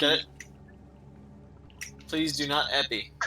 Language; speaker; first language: English; native; English